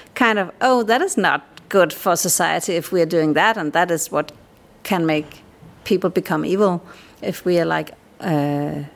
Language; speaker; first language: English; non-native, fluent; Danish